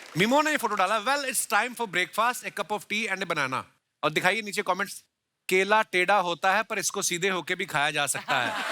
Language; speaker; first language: Hindi; non-native, local second language; Punjabi